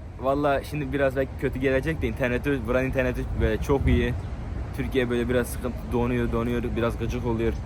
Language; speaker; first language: Turkish; early bilingual, heritage; Turkish